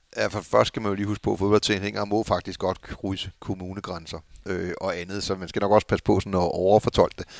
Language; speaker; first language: Danish; native; Danish